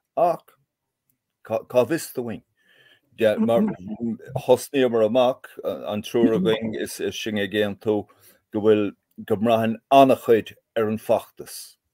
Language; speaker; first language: Irish; native; Irish